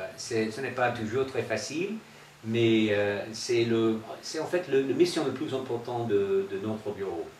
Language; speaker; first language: French; non-native, fluent; English